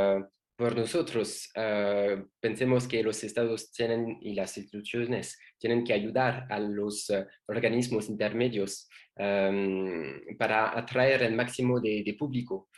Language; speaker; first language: Spanish; non-native, learner; French